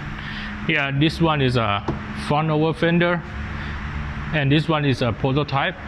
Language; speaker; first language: English; non-native, learner; Thai